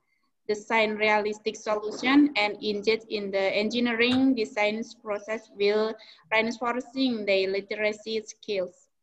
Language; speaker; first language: English; non-native, learner; Indonesian